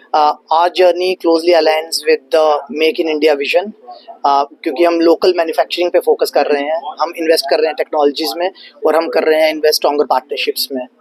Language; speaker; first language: Hindi; native; Hindi